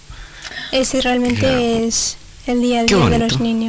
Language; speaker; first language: Spanish; early bilingual, other home language; Arabic